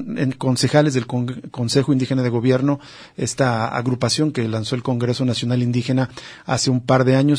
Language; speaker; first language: Spanish; native; Spanish